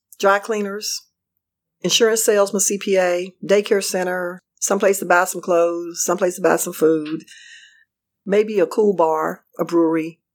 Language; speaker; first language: English; native; English